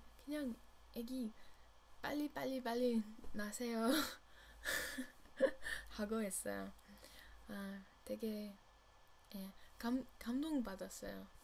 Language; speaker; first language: Korean; non-native, learner; English